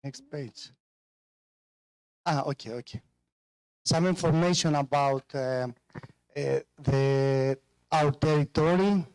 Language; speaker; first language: English; non-native, fluent; Greek